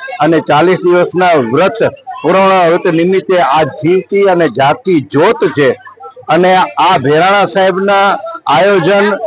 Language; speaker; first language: Gujarati; non-native, local second language; Sindhi